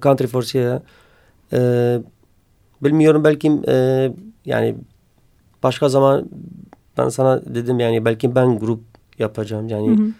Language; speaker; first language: Turkish; non-native, learner; Kurdish